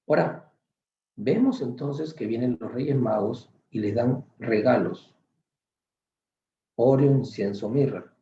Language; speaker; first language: Spanish; native; Spanish